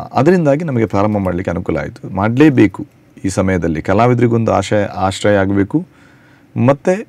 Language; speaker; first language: Kannada; native; Kannada